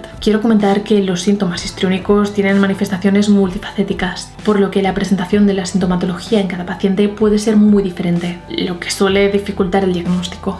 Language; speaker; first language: Spanish; native; Spanish